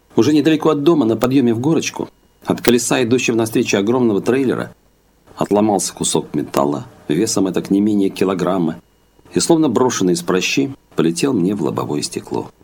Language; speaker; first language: Russian; native; Russian